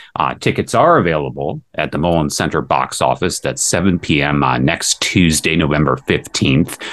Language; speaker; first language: English; native; English